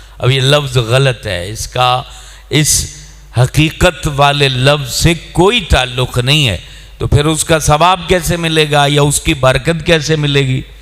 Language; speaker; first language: Urdu; non-native, local second language; Punjabi